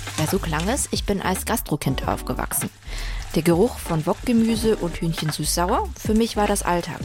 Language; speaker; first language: German; early bilingual, other home language; Vietnamese